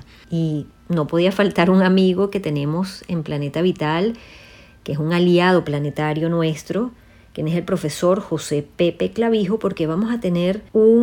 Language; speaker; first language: Spanish; native; Spanish